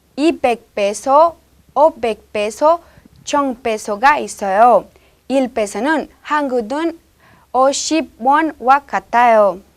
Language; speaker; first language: Korean; non-native, learner; Spanish